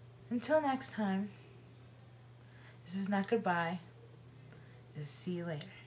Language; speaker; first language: English; early bilingual, other home language; Spanish